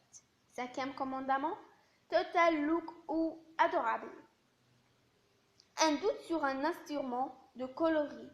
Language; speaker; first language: French; non-native, local second language; Arabic